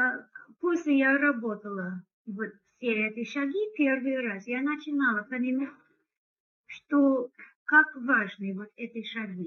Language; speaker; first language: Russian; non-native, learner; English